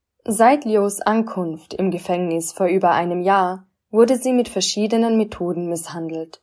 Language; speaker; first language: German; native; German